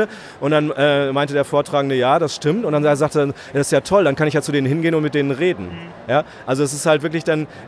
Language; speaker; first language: German; native; German